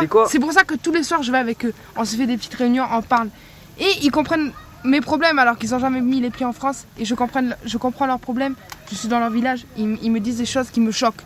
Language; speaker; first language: French; native; French